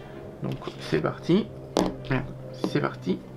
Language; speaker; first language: French; native; French